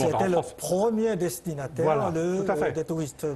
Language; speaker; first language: French; non-native, fluent; Chinese